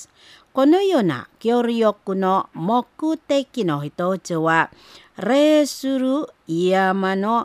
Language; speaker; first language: Japanese; non-native, fluent; Indonesian